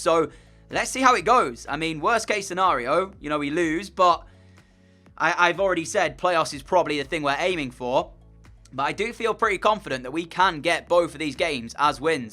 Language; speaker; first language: English; native; English